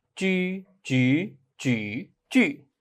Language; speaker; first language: Chinese; non-native, fluent; Khmer